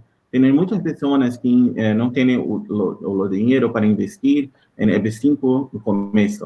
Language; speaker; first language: Spanish; non-native, learner; Portuguese